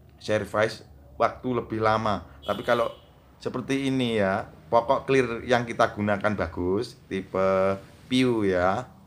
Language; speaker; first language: Indonesian; non-native, local second language; Javanese